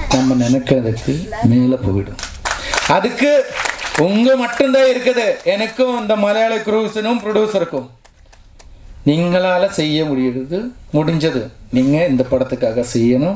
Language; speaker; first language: Tamil; non-native, local second language; Malayalam